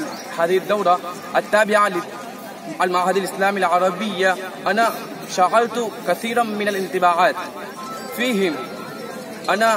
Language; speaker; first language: Arabic; non-native, learner; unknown